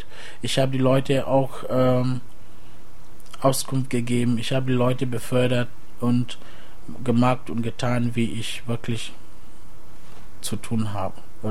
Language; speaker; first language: German; non-native, fluent; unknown